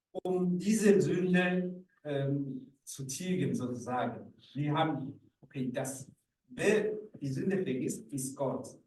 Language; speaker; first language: German; non-native, learner; Rundi